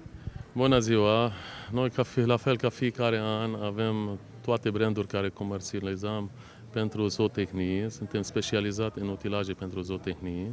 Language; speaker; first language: Romanian; non-native, fluent; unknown